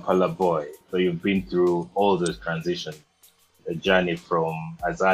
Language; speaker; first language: English; non-native, local second language; Ganda